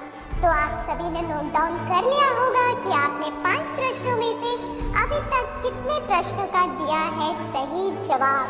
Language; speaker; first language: Hindi; native; Hindi